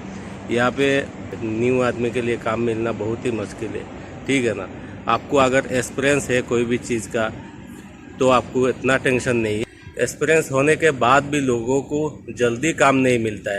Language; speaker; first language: Hindi; non-native, local second language; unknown